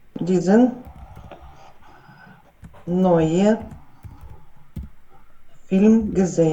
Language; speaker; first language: German; non-native, learner; Ukrainian